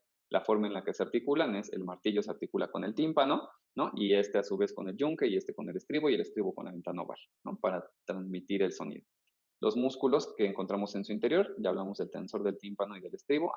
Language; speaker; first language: Spanish; native; Spanish